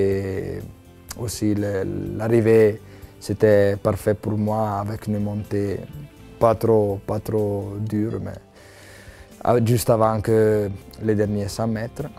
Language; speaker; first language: French; non-native, local second language; Italian